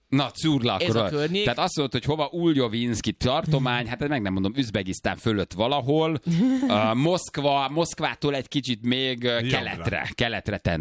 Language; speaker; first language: Hungarian; native; Hungarian